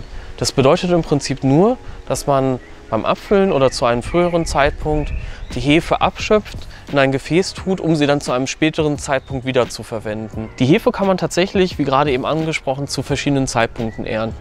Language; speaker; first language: German; native; German